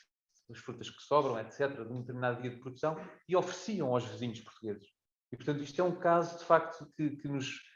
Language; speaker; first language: Portuguese; native; Portuguese